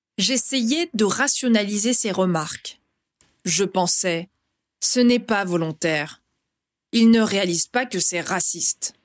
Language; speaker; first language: French; early bilingual, other home language; Vietnamese